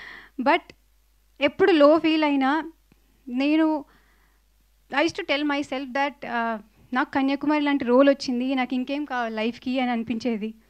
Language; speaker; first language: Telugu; non-native, fluent; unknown